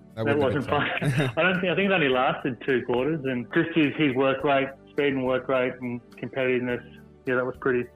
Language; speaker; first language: English; native; English